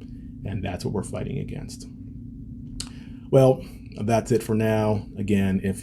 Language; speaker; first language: English; native; English